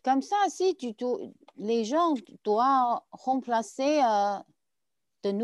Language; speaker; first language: French; non-native, learner; Chinese